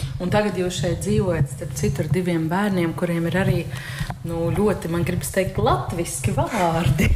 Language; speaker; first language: Latvian; native; Latvian